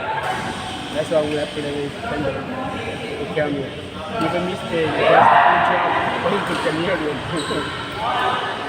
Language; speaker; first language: English; non-native, learner; Filipino